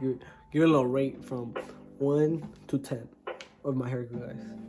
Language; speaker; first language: English; early bilingual, other home language; Spanish